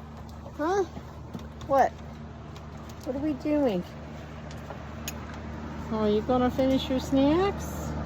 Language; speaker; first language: English; native; English